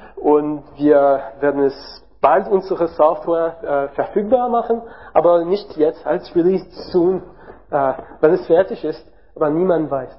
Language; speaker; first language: German; non-native, learner; French